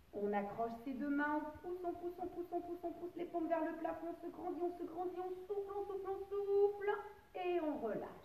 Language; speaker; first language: French; native; French